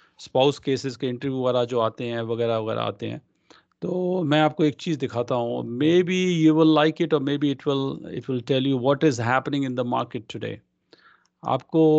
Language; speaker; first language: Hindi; non-native, local second language; Punjabi